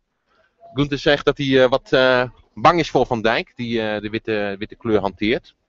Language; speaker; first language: Dutch; native; Dutch